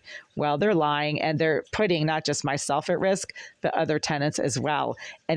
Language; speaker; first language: English; native; English